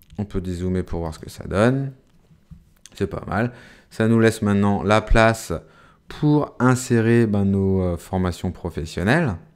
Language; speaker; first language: French; native; French